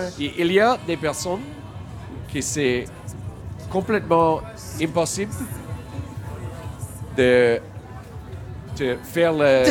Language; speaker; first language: French; non-native, learner; English